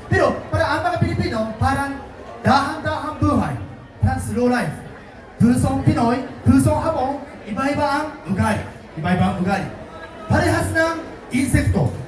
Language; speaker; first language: Filipino; non-native, fluent; Japanese